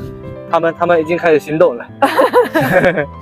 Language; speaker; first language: Chinese; native; Chinese